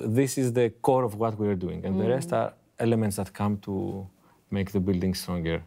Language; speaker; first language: English; non-native, fluent; Greek